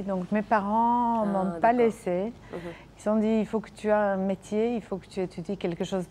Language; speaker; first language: French; non-native, fluent; Serbian